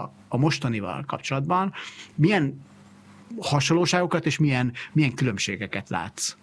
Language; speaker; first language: Hungarian; native; Hungarian